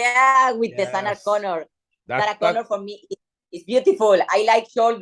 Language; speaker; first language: English; non-native, learner; Spanish